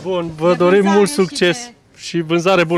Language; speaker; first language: Romanian; native; Romanian